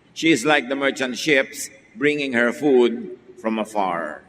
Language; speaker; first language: English; non-native, local second language; Filipino